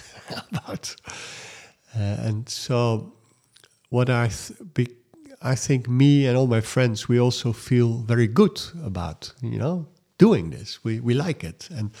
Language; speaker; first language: English; non-native, fluent; Dutch